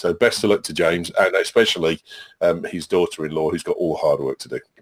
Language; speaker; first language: English; native; English